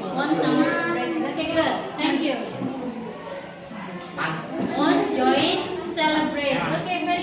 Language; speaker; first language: English; non-native, local second language; Indonesian